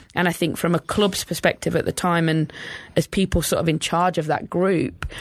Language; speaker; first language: English; native; English